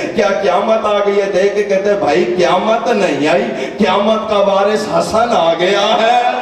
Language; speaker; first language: Urdu; non-native, local second language; Saraiki